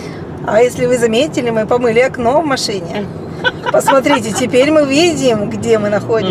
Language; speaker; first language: Russian; native; Russian